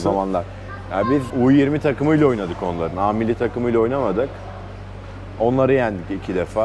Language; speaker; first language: Turkish; native; Turkish